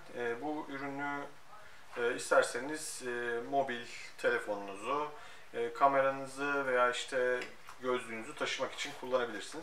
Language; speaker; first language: Turkish; native; Turkish